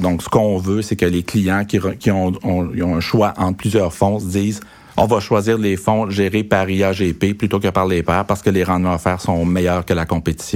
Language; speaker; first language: French; native; French